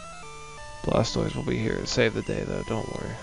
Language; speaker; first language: English; native; English